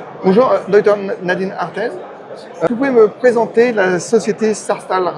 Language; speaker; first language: French; native; French